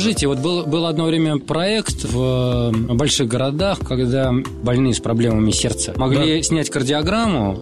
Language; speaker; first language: Russian; native; Russian